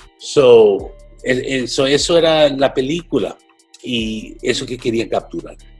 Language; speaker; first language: Spanish; early bilingual, heritage; Spanish